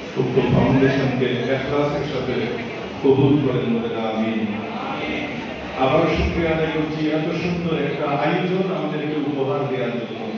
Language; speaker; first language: Bangla; native; Bangla